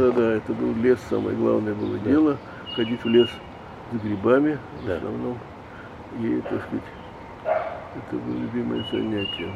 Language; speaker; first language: Russian; native; Russian